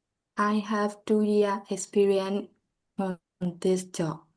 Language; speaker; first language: English; non-native, learner; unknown